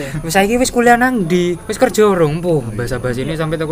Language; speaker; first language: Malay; non-native, local second language; Javanese